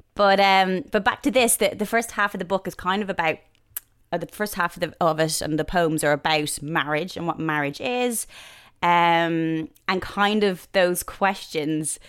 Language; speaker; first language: English; native; English